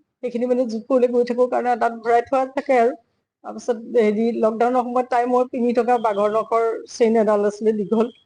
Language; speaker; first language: Assamese; native; Assamese